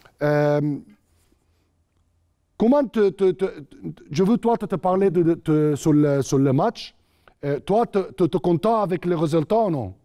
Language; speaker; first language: French; non-native, learner; Arabic